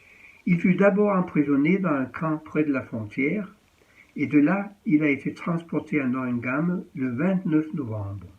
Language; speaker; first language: French; early bilingual, heritage; French